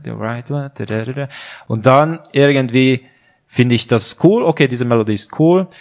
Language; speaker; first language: German; non-native, fluent; Hungarian